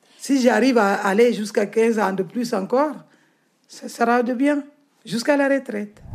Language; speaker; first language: French; non-native, learner; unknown